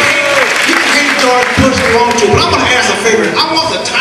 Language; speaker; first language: English; native; English